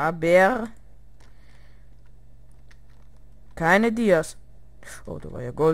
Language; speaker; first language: German; early bilingual, other home language; Russian